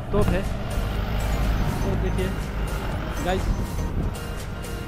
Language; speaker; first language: Hindi; non-native, local second language; Nepali